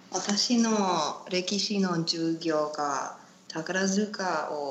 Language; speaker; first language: Japanese; non-native, learner; Spanish